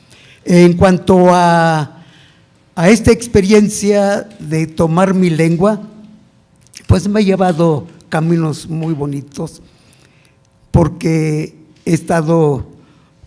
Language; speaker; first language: Spanish; non-native, local second language; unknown